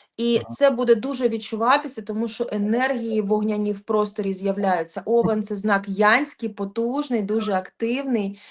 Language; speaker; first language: Ukrainian; non-native, local second language; Russian